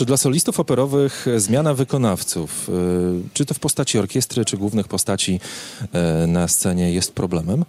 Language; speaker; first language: Polish; native; Polish